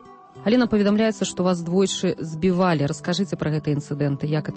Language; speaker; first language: Belarusian; native; Belarusian